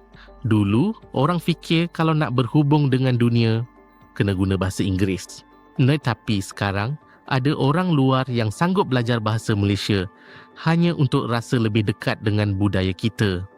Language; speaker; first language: Malay; native; Malay